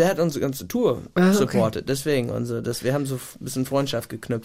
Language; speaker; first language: German; non-native, fluent; English